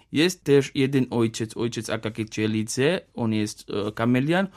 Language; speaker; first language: Polish; non-native, learner; Georgian